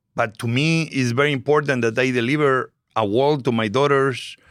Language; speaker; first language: English; non-native, fluent; Spanish